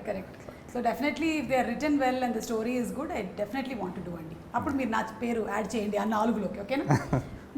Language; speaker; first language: Telugu; native; Telugu